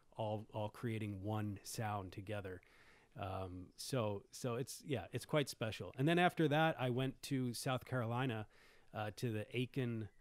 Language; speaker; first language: English; native; English